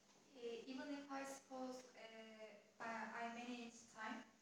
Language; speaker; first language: English; non-native, learner; Turkish